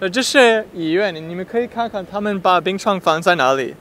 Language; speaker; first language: Chinese; non-native, fluent; English